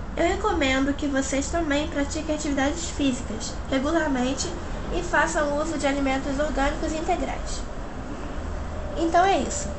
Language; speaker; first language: Portuguese; native; Portuguese